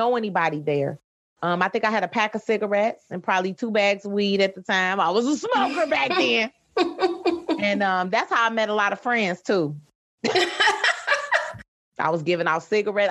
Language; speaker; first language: English; native; English